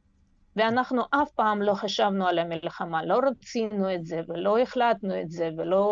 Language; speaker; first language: Hebrew; non-native, fluent; Russian